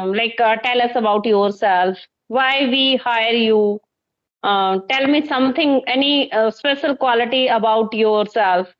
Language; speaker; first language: English; non-native, local second language; Hindi